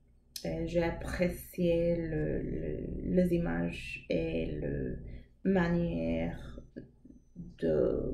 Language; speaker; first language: French; non-native, learner; English